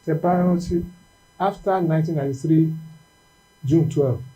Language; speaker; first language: English; non-native, local second language; Yoruba